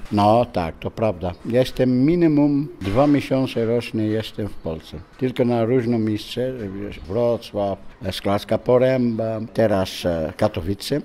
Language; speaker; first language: Polish; non-native, learner; Dutch